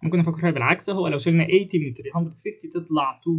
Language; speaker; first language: Arabic; native; Arabic